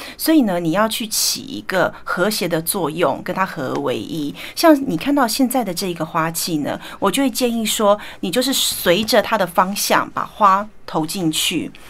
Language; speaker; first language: Chinese; native; Chinese